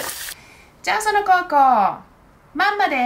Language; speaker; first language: Italian; non-native, learner; Japanese